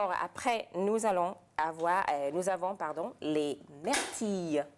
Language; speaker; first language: French; non-native, fluent; English